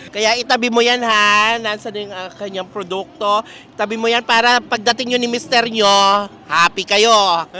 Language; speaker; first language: Filipino; native; Filipino